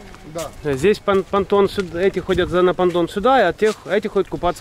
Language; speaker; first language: Russian; native; Russian